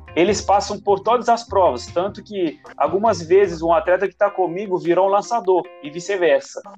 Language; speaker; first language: Portuguese; non-native, fluent; Italian